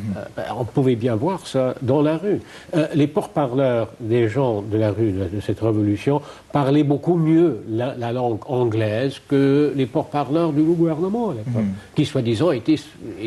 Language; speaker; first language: French; non-native, fluent; Arabic